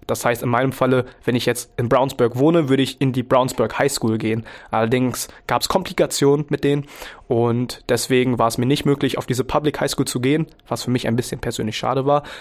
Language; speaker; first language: German; early bilingual, other home language; Vietnamese